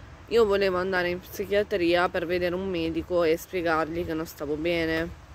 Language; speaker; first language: Italian; native; Italian